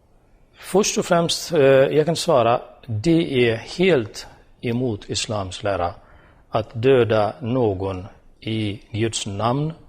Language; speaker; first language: Swedish; non-native, fluent; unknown